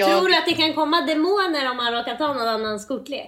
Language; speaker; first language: Swedish; native; Swedish